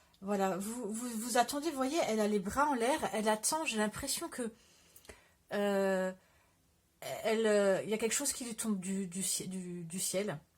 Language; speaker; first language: French; native; French